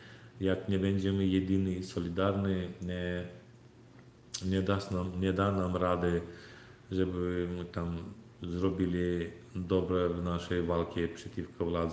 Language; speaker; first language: Polish; non-native, learner; Turkmen